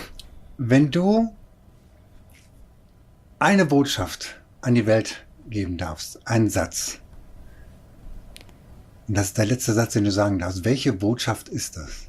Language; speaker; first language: German; native; German